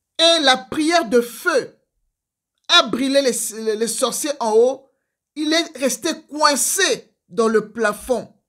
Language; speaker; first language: French; non-native, local second language; Lingala